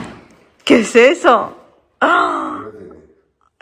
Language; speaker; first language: Spanish; non-native, learner; Indonesian